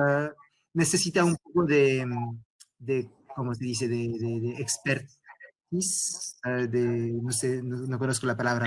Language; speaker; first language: Spanish; non-native, fluent; French